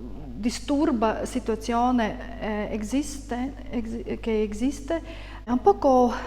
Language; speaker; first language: Italian; non-native, learner; Latvian